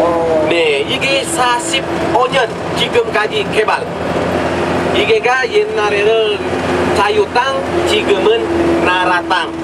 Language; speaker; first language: Korean; non-native, learner; Indonesian